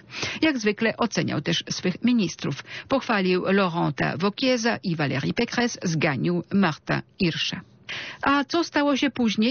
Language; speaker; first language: Polish; native; Polish